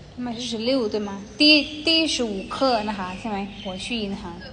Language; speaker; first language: Chinese; non-native, fluent; Thai